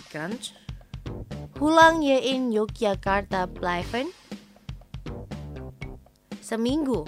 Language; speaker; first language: Dutch; non-native, fluent; Indonesian